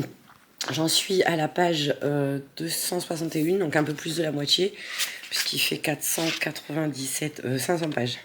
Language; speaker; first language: French; native; French